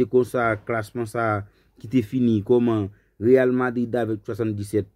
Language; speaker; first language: French; non-native, learner; Haitian Creole